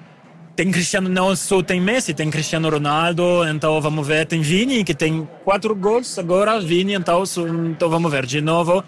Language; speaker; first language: Portuguese; non-native, fluent; French